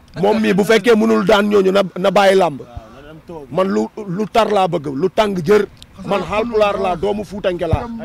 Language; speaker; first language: Wolof; non-native, local second language; Fula